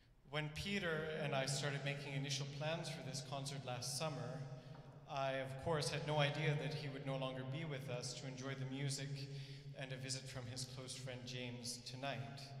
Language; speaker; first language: English; native; English